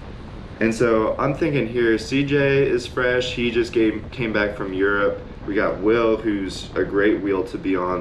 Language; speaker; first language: English; native; English